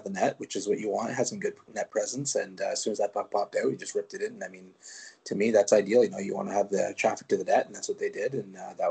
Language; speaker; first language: English; non-native, fluent; French